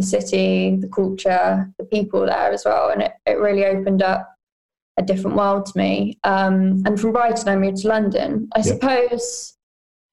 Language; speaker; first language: English; native; English